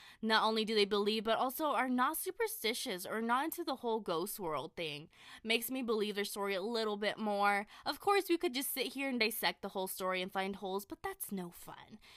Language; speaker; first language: English; early bilingual, other home language; Spanish